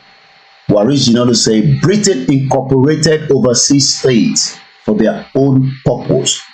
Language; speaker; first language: English; non-native, local second language; Yoruba